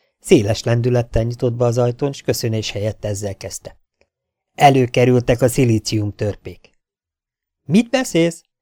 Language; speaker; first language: Hungarian; native; Hungarian